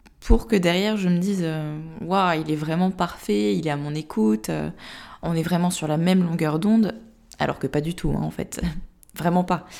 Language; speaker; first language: French; native; French